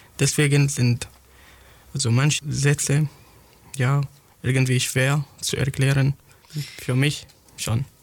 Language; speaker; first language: German; non-native, fluent; Arabic